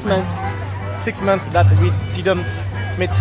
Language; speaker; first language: English; non-native, learner; French